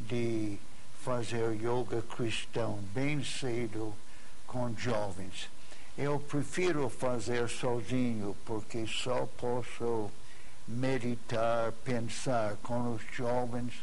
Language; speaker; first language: Portuguese; non-native, fluent; English